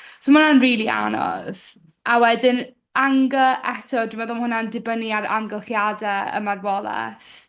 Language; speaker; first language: Welsh; native; Welsh